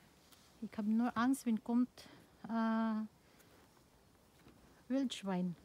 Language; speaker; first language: German; non-native, learner; Filipino